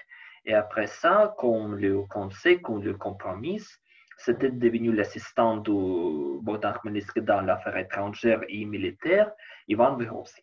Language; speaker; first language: French; non-native, learner; Ukrainian